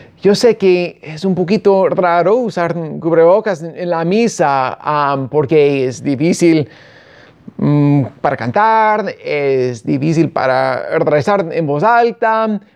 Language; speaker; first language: Spanish; non-native, fluent; English